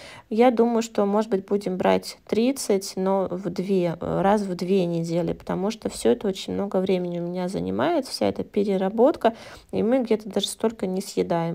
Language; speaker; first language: Russian; native; Russian